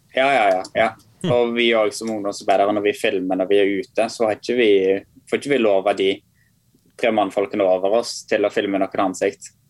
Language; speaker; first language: Norwegian; native; Norwegian